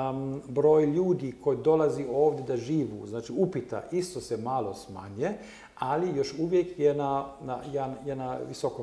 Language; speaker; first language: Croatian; non-native, learner; German